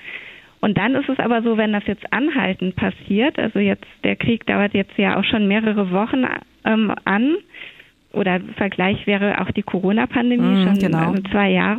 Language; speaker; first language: German; native; German